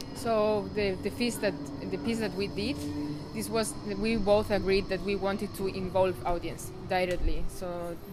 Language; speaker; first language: English; non-native, fluent; Spanish